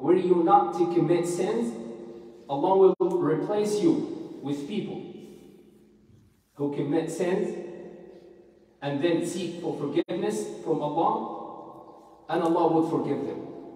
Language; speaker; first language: English; non-native, fluent; Arabic